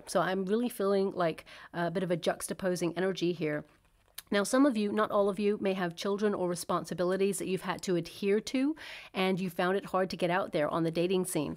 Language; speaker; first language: English; native; English